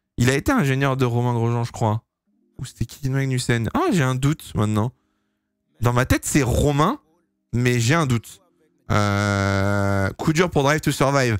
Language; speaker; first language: French; native; French